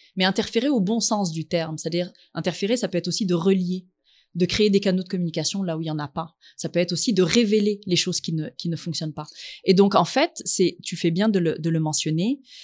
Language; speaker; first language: French; early bilingual, other home language; Arabic